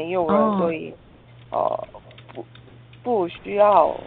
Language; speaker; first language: Chinese; non-native, learner; Korean